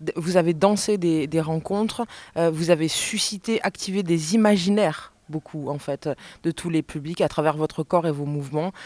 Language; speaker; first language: French; native; French